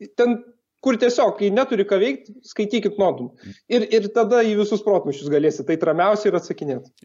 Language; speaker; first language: Lithuanian; native; Lithuanian